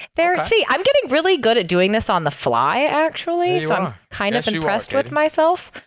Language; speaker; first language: English; native; English